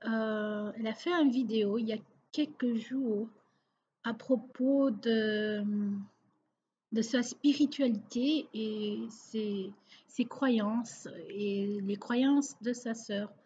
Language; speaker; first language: French; non-native, local second language; Portuguese